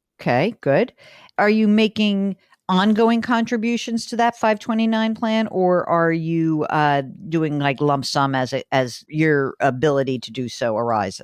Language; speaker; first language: English; native; English